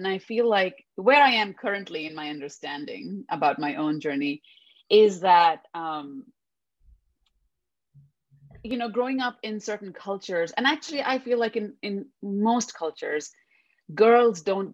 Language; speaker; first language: English; non-native, local second language; Hindi